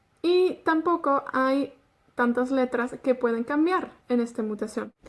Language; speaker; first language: Spanish; non-native, fluent; Welsh